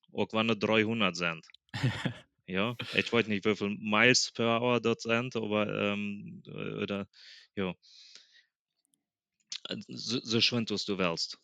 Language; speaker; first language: German; early bilingual, other home language; Plautdietsch